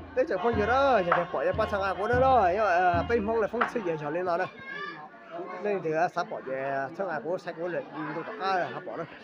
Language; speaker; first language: Vietnamese; non-native, local second language; Hmong